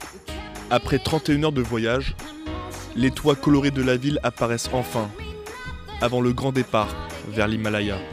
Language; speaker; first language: French; native; French